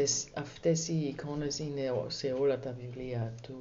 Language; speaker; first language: Greek; non-native, learner; German